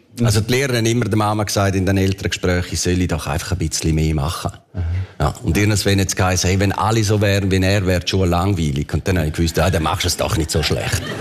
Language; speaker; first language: German; non-native, local second language; Italian